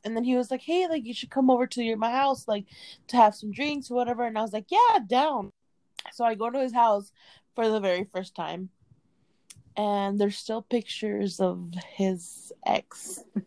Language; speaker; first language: English; early bilingual, other home language; Spanish